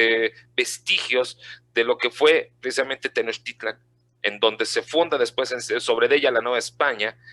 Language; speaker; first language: Spanish; native; Spanish